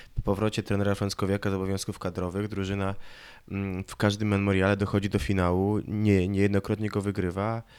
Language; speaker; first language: Polish; native; Polish